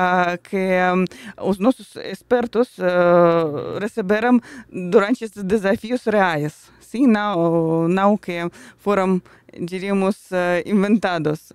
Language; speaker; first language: Portuguese; non-native, fluent; Russian